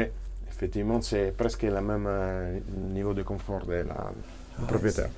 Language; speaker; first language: French; non-native, fluent; Italian